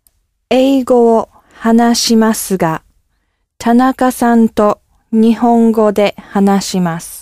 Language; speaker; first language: Japanese; non-native, learner; English